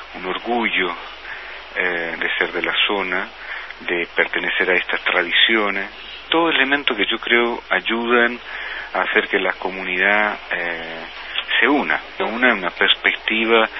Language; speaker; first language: Spanish; non-native, fluent; Italian